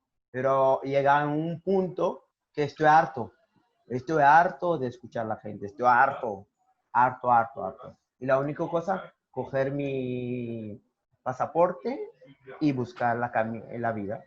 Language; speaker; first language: Spanish; non-native, learner; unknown